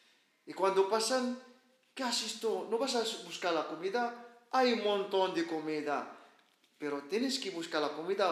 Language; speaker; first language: Spanish; non-native, learner; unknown